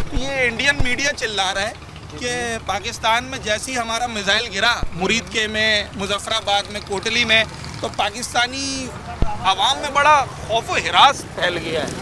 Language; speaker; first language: Urdu; native; Urdu